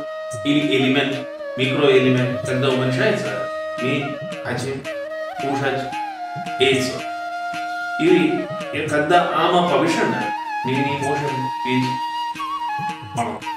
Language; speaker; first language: Russian; non-native, fluent; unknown